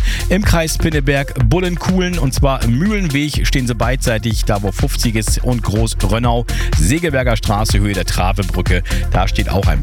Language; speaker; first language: German; native; German